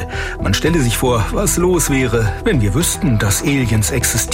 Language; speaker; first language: German; native; German